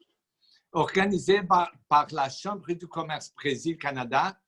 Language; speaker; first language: French; non-native, fluent; Portuguese